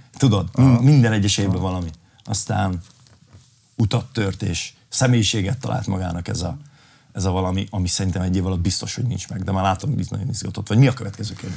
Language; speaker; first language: Hungarian; native; Hungarian